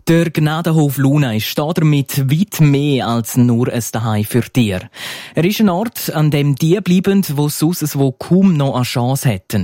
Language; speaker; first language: German; native; German